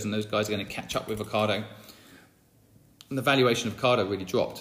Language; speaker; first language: English; native; English